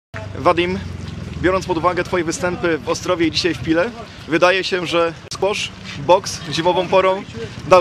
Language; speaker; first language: Polish; native; Polish